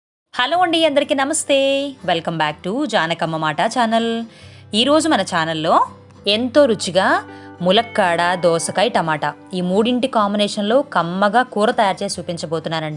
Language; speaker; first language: Telugu; native; Telugu